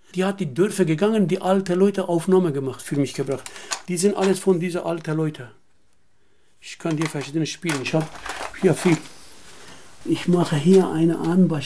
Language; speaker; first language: German; non-native, learner; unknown